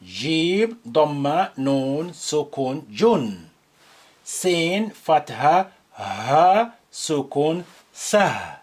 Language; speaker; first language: Arabic; non-native, fluent; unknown